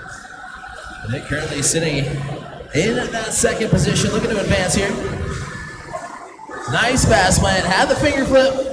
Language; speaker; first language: English; native; English